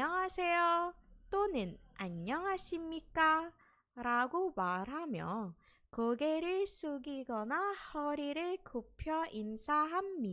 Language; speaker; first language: Korean; non-native, fluent; Indonesian